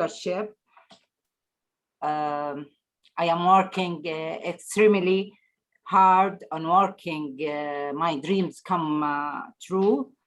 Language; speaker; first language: English; non-native, learner; Arabic